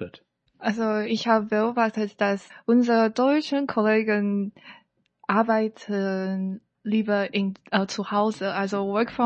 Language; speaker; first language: German; non-native, learner; Chinese